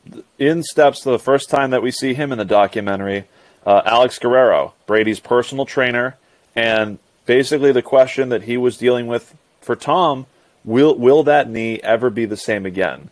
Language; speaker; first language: English; native; English